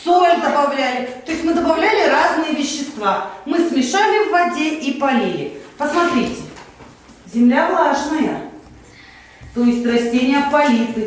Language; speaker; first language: Russian; native; Russian